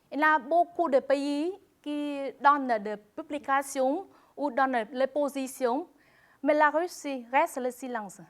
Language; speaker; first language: French; non-native, fluent; Vietnamese